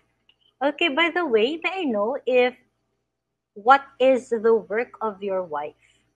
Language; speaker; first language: English; non-native, fluent; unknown